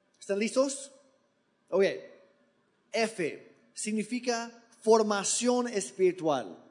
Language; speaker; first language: Spanish; non-native, fluent; English